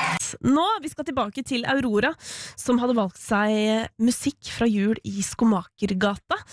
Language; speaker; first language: Norwegian; native; Norwegian